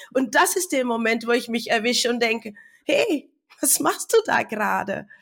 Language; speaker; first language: German; non-native, fluent; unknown